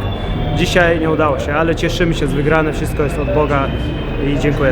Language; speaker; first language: Polish; early bilingual, other home language; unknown